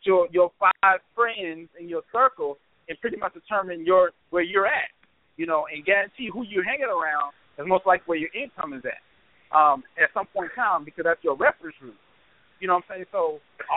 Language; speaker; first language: English; native; English